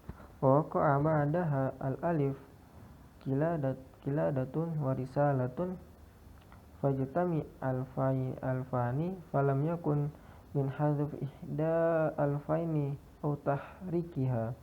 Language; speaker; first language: Arabic; non-native, learner; Indonesian